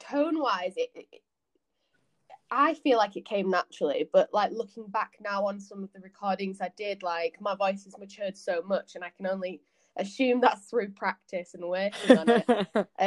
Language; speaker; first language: English; native; English